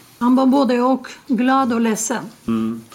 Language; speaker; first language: Swedish; non-native, learner; Spanish